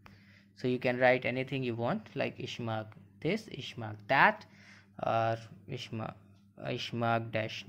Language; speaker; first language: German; non-native, learner; Hindi